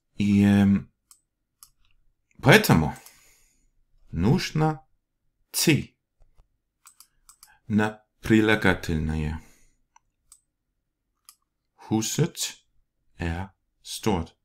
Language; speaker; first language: Russian; non-native, learner; Danish